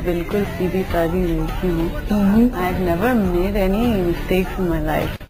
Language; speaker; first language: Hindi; non-native, local second language; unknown